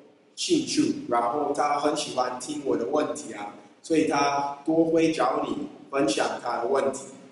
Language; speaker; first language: Chinese; non-native, fluent; English